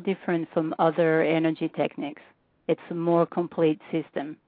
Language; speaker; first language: English; non-native, fluent; French